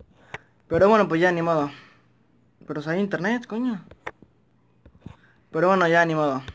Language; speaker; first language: Spanish; native; Spanish